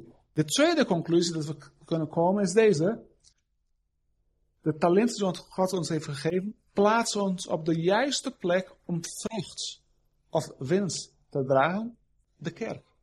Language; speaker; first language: Dutch; non-native, fluent; Portuguese